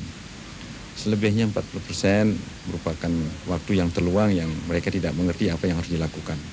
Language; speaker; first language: Indonesian; native; Indonesian